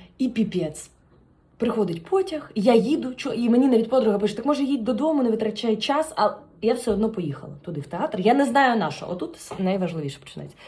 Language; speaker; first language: Ukrainian; non-native, local second language; Russian